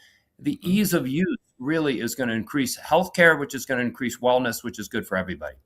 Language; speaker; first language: English; native; English